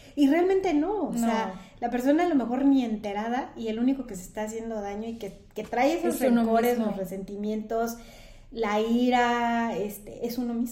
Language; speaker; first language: Spanish; native; Spanish